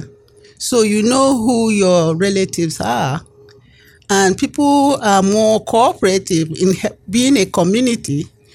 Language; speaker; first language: English; non-native, local second language; Igbo